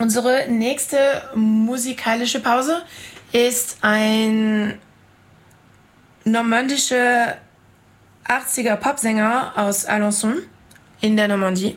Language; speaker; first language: German; non-native, fluent; French